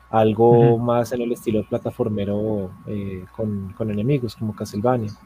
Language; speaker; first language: Spanish; native; Spanish